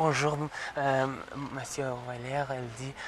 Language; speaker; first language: French; non-native, fluent; Azerbaijani